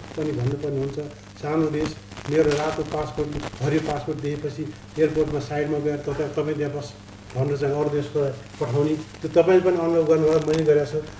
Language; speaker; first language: Nepali; native; Nepali